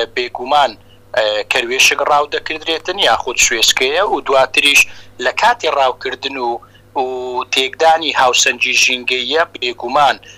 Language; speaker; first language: Central Kurdish; native; Central Kurdish